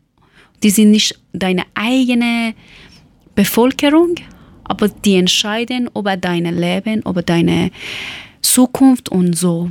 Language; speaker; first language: German; non-native, learner; Persian